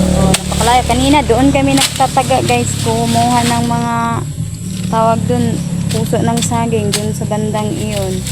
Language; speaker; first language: Filipino; non-native, local second language; Cebuano